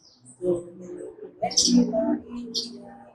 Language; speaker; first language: Spanish; early bilingual, heritage; English